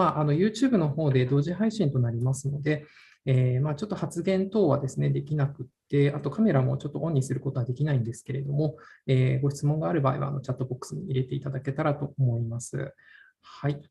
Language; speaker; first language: Japanese; native; Japanese